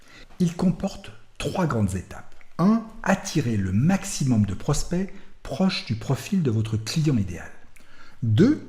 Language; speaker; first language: French; native; French